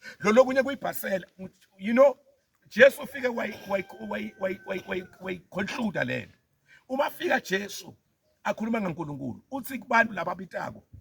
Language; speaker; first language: Zulu; non-native, local second language; Tsonga